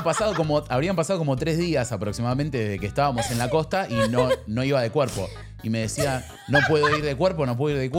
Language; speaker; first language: Spanish; native; Spanish